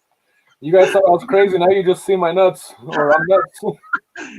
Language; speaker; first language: English; native; English